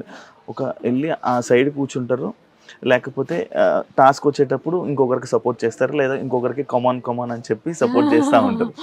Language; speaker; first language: Telugu; native; Telugu